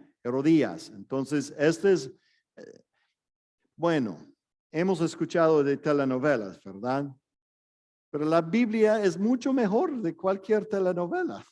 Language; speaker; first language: Spanish; non-native, fluent; English